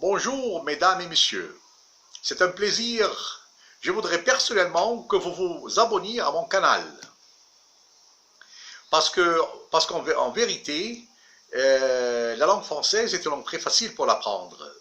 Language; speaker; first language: French; non-native, local second language; Arabic